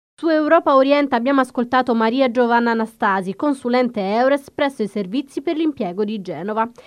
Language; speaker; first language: Italian; native; Italian